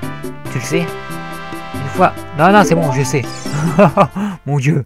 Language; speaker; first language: French; native; French